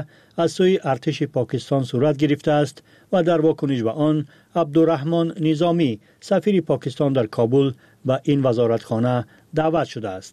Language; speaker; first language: Persian; native; Persian